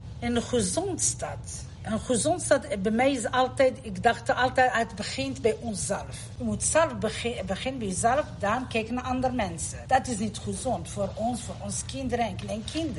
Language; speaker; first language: Dutch; non-native, learner; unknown